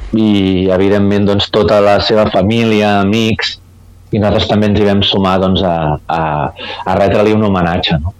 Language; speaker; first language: Catalan; native; Catalan